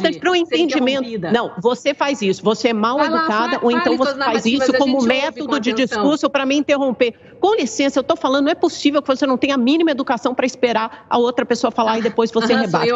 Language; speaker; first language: Portuguese; native; Portuguese